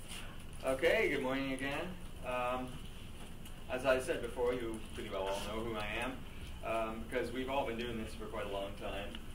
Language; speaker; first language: English; native; English